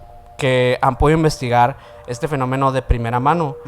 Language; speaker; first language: Spanish; native; Spanish